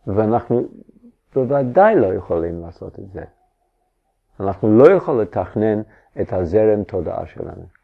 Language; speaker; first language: Hebrew; non-native, fluent; English